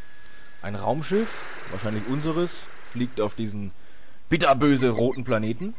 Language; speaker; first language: German; native; German